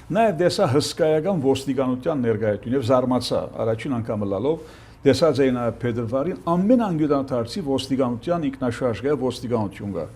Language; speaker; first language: Armenian; early bilingual, heritage; Armenian